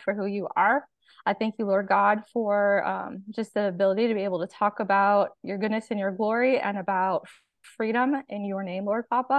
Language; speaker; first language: English; native; English